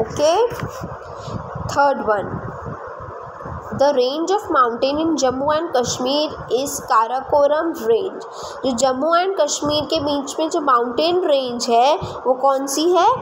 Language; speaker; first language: Hindi; native; Hindi